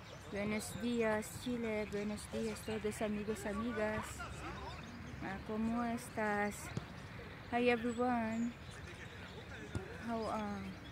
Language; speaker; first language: Spanish; non-native, learner; Filipino